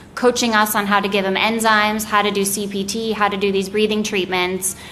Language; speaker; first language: English; native; English